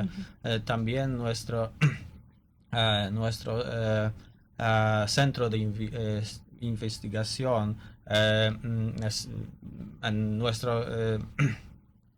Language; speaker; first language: Spanish; non-native, learner; Polish